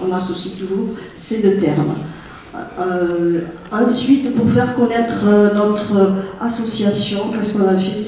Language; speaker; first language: French; native; French